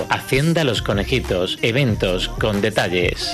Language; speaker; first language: Spanish; native; Spanish